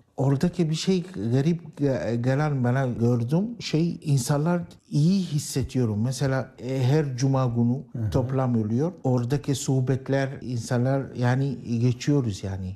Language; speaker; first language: Turkish; non-native, learner; Arabic